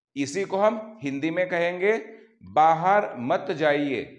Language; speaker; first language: Hindi; non-native, local second language; Marathi